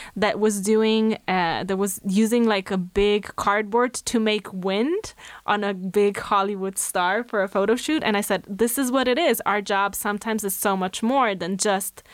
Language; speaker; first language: English; non-native, fluent; Slovenian